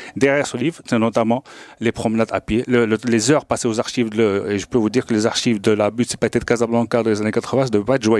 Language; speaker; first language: French; non-native, local second language; Arabic